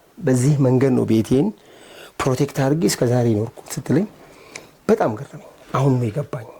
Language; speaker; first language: Amharic; non-native, local second language; Oromo